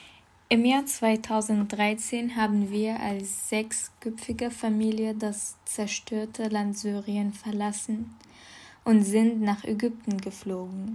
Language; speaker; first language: German; non-native, fluent; Arabic